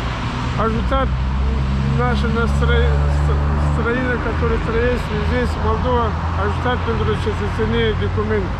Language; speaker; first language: Romanian; non-native, learner; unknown